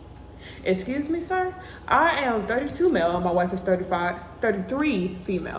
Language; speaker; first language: English; native; English